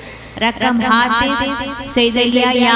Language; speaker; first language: Arabic; non-native, learner; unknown